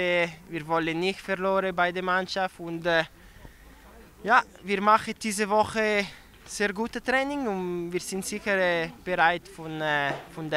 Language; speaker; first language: German; non-native, local second language; Italian